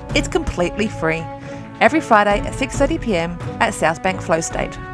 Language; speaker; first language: English; native; English